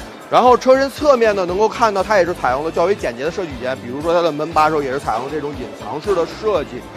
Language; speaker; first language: Chinese; native; Chinese